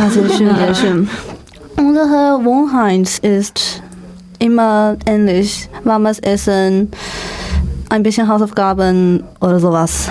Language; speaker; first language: German; non-native, learner; Chinese